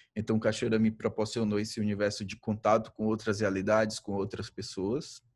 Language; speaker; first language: Portuguese; native; Portuguese